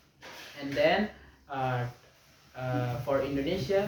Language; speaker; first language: English; non-native, learner; Indonesian